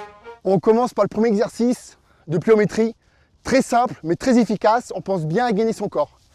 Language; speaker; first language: French; native; French